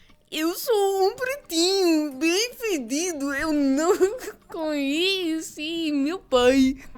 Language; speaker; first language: Portuguese; non-native, learner; English